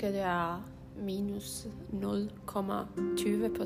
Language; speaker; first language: Danish; non-native, learner; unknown